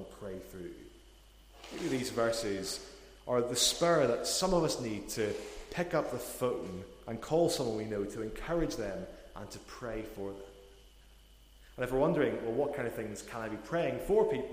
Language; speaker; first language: English; native; English